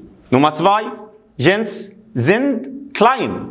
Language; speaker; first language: German; non-native, fluent; Arabic